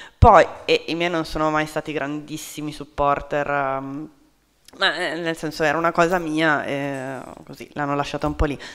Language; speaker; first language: Italian; native; Italian